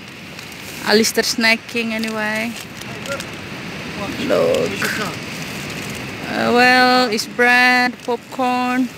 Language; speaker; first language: English; non-native, learner; Indonesian